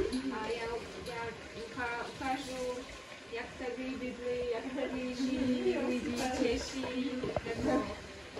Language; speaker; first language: Czech; non-native, learner; Kara-Kalpak